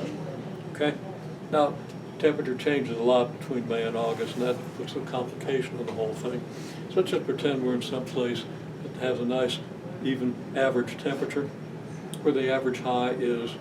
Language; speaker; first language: English; native; English